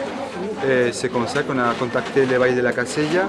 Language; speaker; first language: French; non-native, fluent; Spanish